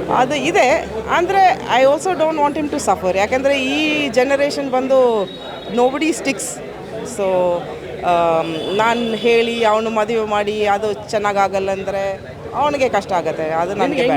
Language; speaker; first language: Kannada; non-native, fluent; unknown